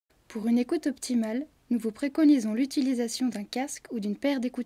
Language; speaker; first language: French; native; French